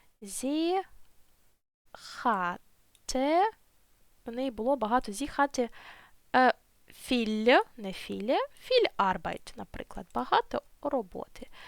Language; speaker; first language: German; non-native, fluent; Ukrainian